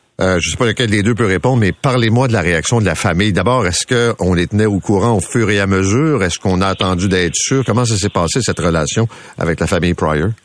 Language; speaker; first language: French; native; French